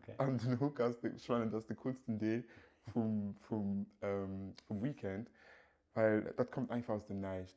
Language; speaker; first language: Luxembourgish; early bilingual, other home language; Yoruba